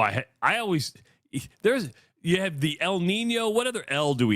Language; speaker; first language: English; native; English